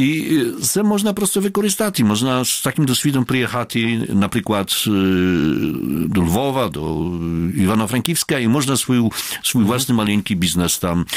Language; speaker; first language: Ukrainian; non-native, fluent; Polish